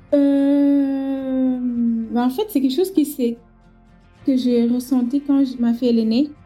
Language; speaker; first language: French; non-native, local second language; Wolof